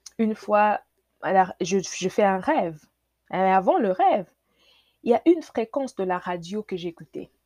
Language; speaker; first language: French; non-native, local second language; Lingala